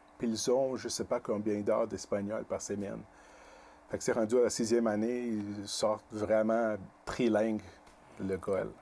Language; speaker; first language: French; non-native, fluent; Portuguese